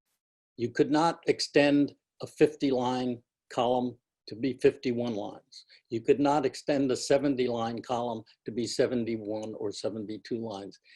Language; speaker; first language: English; native; English